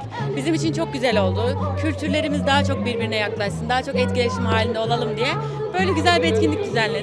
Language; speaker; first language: Turkish; native; Turkish